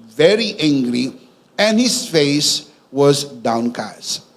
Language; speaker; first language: English; non-native, local second language; Filipino